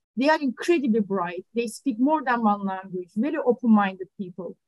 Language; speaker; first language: English; non-native, fluent; Turkish